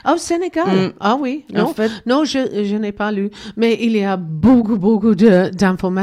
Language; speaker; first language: French; non-native, learner; English